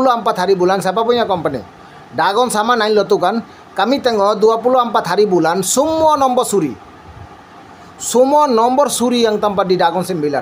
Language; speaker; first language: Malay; non-native, learner; Bangla